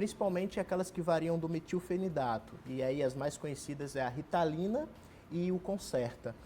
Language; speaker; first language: Portuguese; native; Portuguese